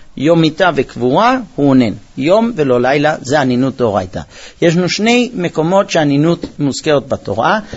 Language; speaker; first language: Hebrew; early bilingual, heritage; Hebrew